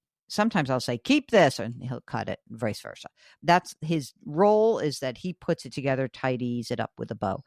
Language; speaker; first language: English; native; English